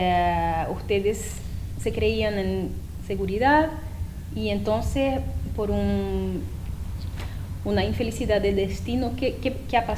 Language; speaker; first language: Spanish; non-native, fluent; French